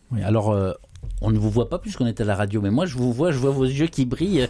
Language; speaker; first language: French; native; French